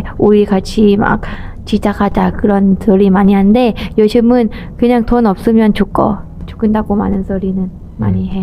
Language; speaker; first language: Korean; non-native, learner; Thai